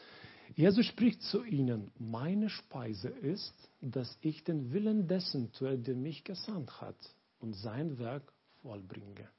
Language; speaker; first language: German; non-native, learner; Lithuanian